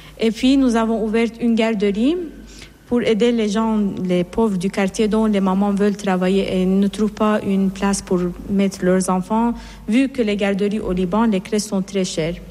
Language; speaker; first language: French; non-native, fluent; Persian